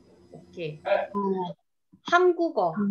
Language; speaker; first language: Korean; non-native, fluent; Indonesian